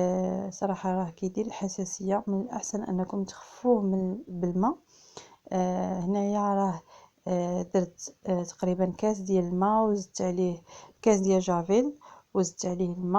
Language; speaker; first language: Arabic; native; Arabic